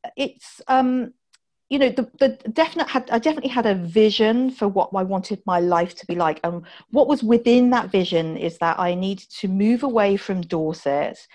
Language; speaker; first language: English; native; English